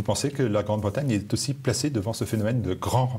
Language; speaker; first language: French; native; French